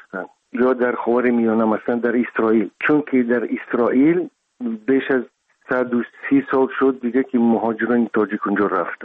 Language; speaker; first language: Persian; non-native, local second language; Russian